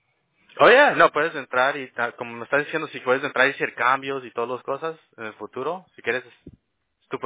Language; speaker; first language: Spanish; early bilingual, heritage; Spanish